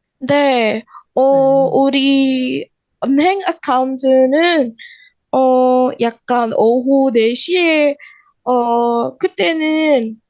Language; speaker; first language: Korean; non-native, learner; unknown